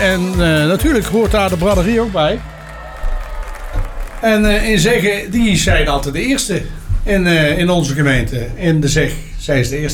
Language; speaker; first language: Dutch; native; Dutch